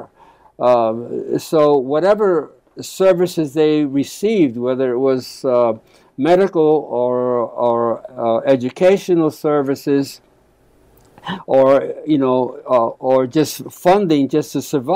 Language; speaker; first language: English; early bilingual, other home language; Spanish